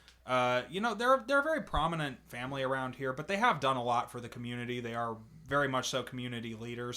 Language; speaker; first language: English; native; English